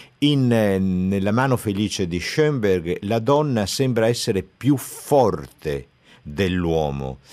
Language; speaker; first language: Italian; native; Italian